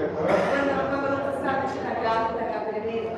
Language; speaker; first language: Italian; native; Italian